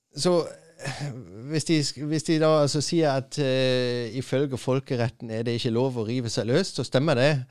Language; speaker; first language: Norwegian; non-native, fluent; German